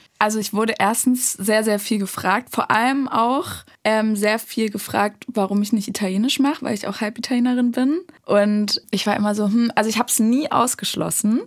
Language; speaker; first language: German; native; German